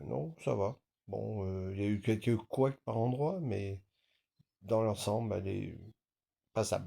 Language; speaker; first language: French; native; French